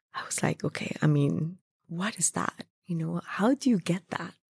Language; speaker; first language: English; non-native, fluent; Spanish